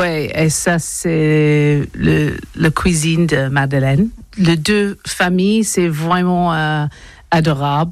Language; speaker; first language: French; non-native, learner; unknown